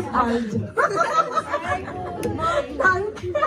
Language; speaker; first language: German; non-native, fluent; Filipino